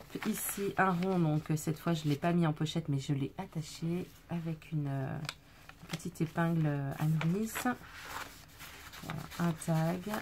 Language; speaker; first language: French; native; French